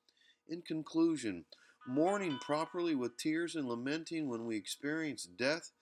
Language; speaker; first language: English; native; English